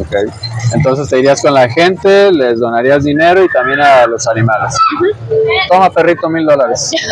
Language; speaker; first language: Spanish; native; Spanish